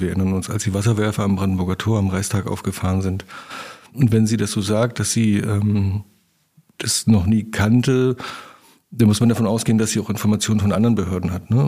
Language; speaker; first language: German; native; German